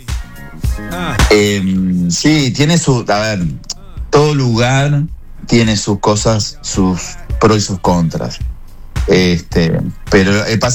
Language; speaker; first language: Spanish; native; Spanish